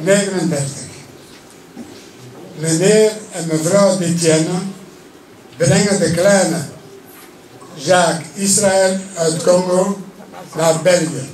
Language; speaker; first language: Dutch; early bilingual, other home language; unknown